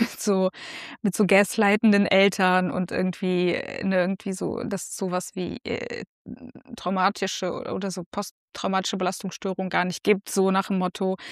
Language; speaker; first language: German; early bilingual, other home language; Russian